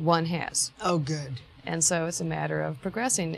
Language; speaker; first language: English; native; English